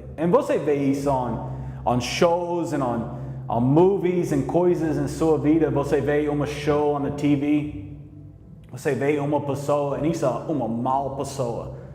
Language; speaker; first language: Portuguese; non-native, learner; English